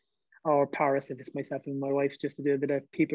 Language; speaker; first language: English; native; English